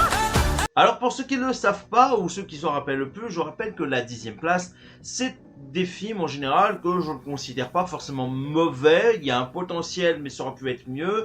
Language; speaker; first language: French; native; French